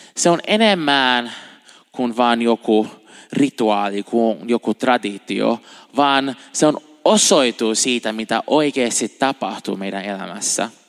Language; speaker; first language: Finnish; non-native, fluent; Portuguese